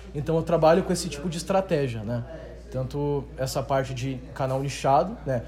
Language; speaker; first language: Portuguese; native; Portuguese